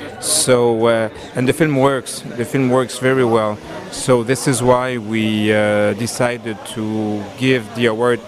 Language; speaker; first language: English; non-native, fluent; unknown